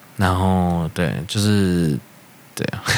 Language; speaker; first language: Chinese; native; Chinese